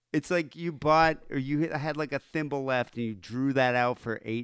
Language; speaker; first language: English; native; English